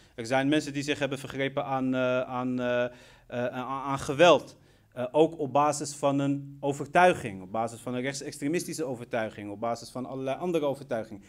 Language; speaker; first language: Dutch; early bilingual, other home language; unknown